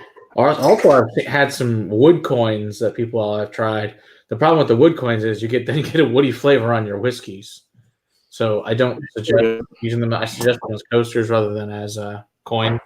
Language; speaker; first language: English; native; English